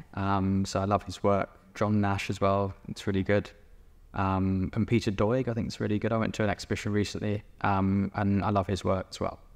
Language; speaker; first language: English; native; English